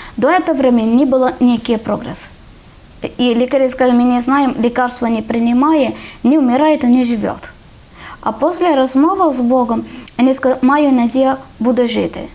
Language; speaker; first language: Ukrainian; non-native, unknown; Malayalam